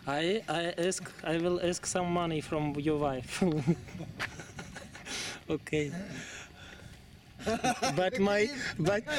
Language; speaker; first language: English; non-native, learner; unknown